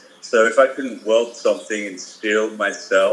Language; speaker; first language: English; native; English